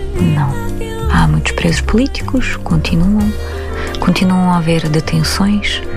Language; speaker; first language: Portuguese; non-native, fluent; Russian